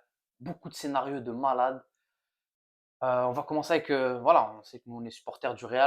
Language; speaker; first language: French; native; French